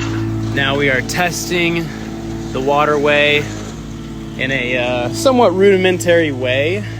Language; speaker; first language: English; native; English